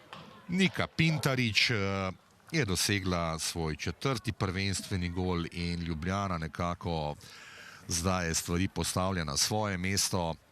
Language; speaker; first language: Slovenian; native; Slovenian